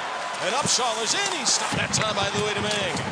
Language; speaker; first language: English; native; English